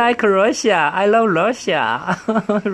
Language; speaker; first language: English; non-native, learner; Korean